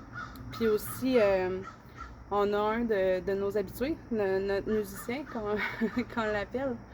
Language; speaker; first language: French; native; French